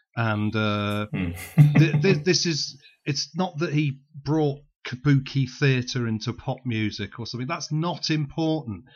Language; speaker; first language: English; native; English